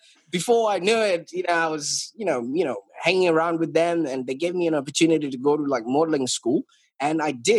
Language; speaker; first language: English; non-native, local second language; Shona